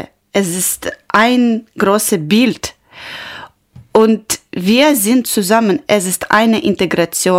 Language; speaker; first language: German; non-native, learner; Ukrainian